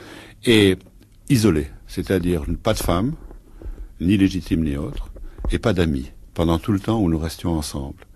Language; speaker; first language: French; native; French